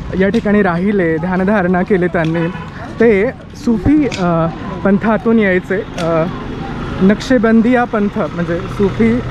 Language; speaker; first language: Marathi; native; Marathi